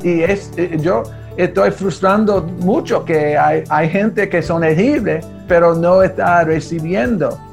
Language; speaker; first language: Spanish; early bilingual, heritage; Spanish